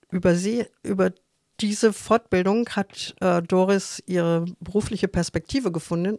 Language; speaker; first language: German; native; German